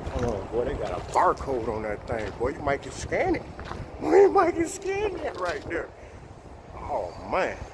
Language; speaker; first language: English; native; English